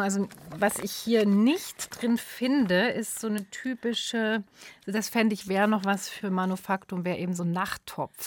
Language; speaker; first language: German; native; German